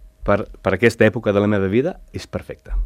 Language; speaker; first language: Catalan; non-native, learner; English